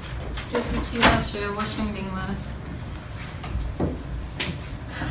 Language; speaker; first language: Chinese; non-native, learner; English